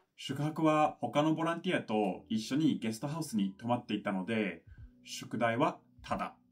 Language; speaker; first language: Japanese; non-native, fluent; English